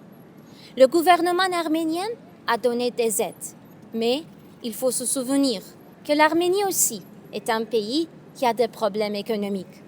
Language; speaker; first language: French; non-native, fluent; Armenian